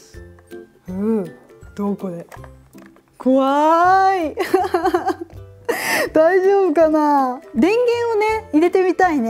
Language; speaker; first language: Japanese; native; Japanese